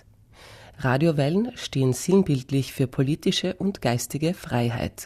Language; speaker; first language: German; native; German